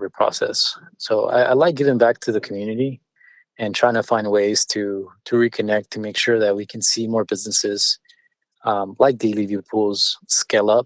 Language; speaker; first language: English; early bilingual, other home language; Spanish